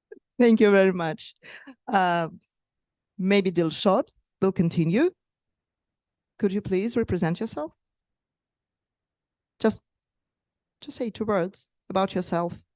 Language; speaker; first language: English; non-native, fluent; Russian